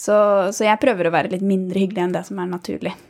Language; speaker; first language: Norwegian; native; Norwegian